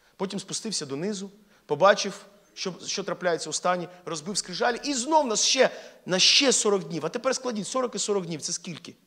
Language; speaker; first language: Ukrainian; non-native, local second language; Russian